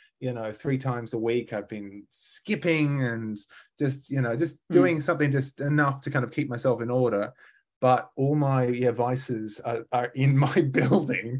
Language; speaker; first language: English; native; English